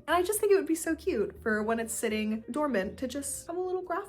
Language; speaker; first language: English; native; English